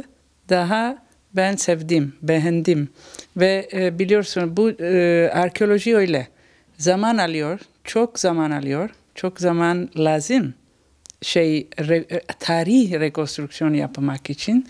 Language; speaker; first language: Turkish; non-native, learner; Italian